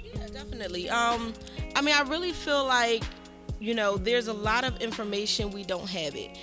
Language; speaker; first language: English; native; English